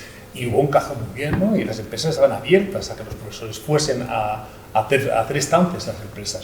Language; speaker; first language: Spanish; native; Spanish